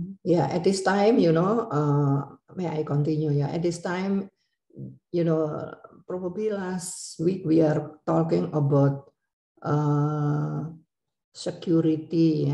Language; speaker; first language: English; non-native, learner; Indonesian